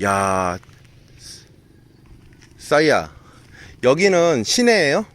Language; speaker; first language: Korean; native; Korean